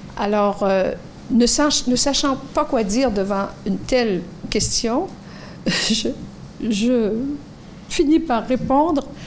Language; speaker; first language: French; native; French